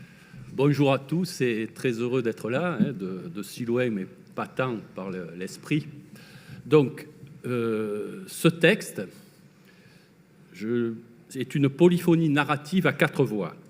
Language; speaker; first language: French; native; French